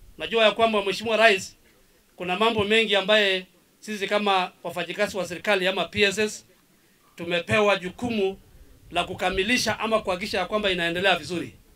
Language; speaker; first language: Swahili; non-native, local second language; Masai